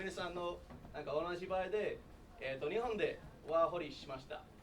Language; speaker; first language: Japanese; non-native, learner; English